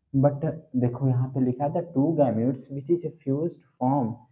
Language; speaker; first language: Hindi; native; Hindi